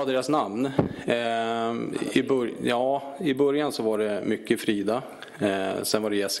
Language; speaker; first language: Swedish; native; Swedish